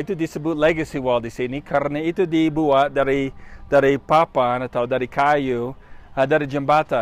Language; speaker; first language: Indonesian; non-native, fluent; English